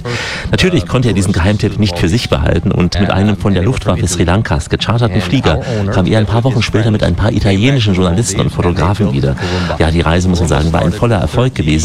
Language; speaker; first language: German; native; German